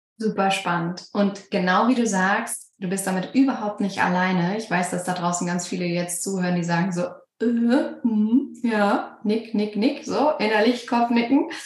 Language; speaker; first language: German; native; German